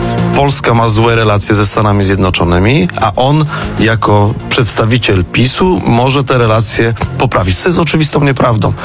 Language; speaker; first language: Polish; native; Polish